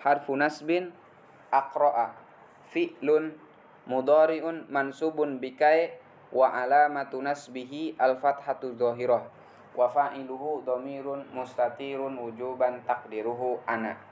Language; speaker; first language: Arabic; non-native, fluent; Indonesian